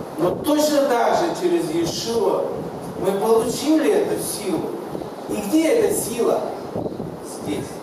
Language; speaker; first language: Russian; non-native, local second language; Kazakh